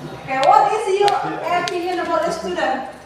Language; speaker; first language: English; non-native, fluent; Indonesian